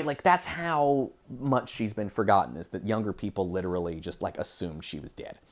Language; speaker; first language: English; native; English